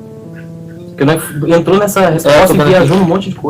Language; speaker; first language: Portuguese; native; Portuguese